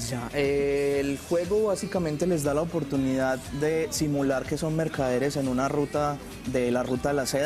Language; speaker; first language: Spanish; native; Spanish